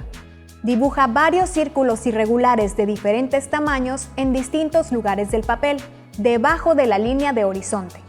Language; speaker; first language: Spanish; native; Spanish